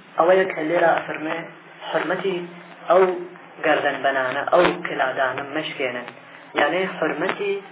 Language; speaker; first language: Central Kurdish; native; Central Kurdish